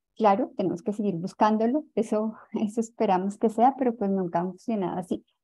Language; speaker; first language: Spanish; native; Spanish